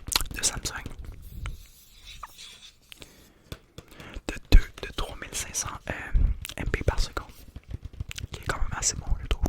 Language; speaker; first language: French; native; French